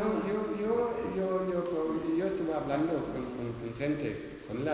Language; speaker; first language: Spanish; non-native, learner; Dutch